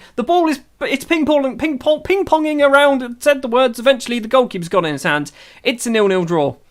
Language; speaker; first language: English; native; English